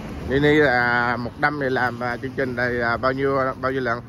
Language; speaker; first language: Vietnamese; native; Vietnamese